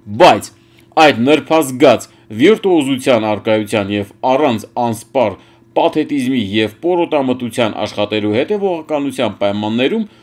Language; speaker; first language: Armenian; native; Armenian